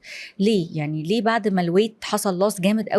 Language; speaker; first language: Arabic; native; Arabic